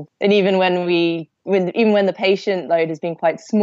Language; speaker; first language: English; native; English